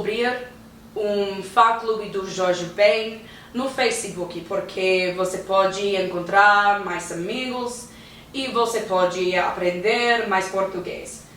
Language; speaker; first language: Portuguese; non-native, learner; English